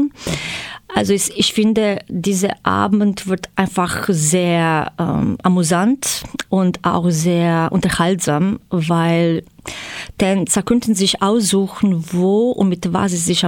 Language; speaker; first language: German; non-native, fluent; Croatian